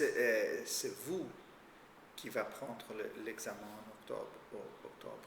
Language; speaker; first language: French; non-native, fluent; Portuguese